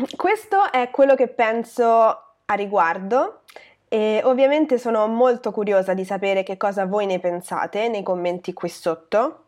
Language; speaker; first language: Italian; native; Italian